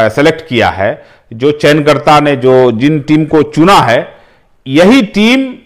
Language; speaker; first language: Hindi; native; Hindi